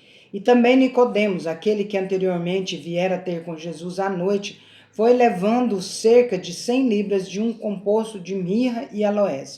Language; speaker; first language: Portuguese; native; Portuguese